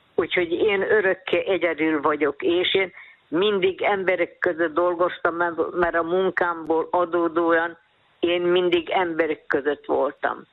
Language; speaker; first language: Hungarian; native; Hungarian